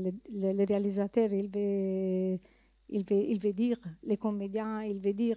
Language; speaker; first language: French; non-native, learner; Italian